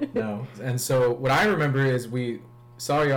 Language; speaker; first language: English; native; English